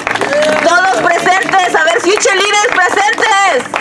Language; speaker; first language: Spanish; early bilingual, heritage; Spanish